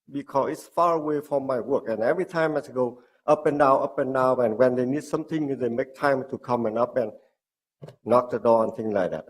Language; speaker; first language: English; non-native, learner; Vietnamese